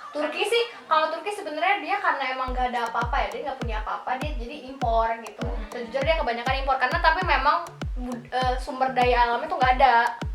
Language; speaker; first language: Indonesian; native; Indonesian